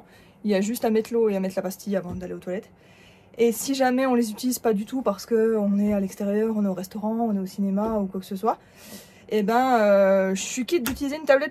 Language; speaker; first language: French; native; French